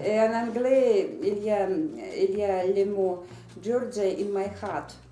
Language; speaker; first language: French; non-native, learner; Russian